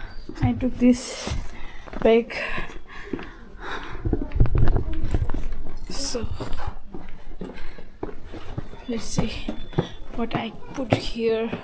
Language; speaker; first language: English; non-native, learner; Tibetan